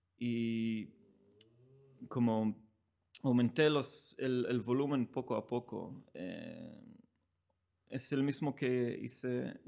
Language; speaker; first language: Spanish; non-native, learner; Hebrew